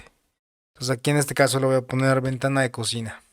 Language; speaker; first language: Spanish; native; Spanish